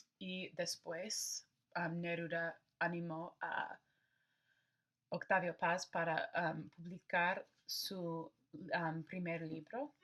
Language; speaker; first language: Spanish; non-native, learner; English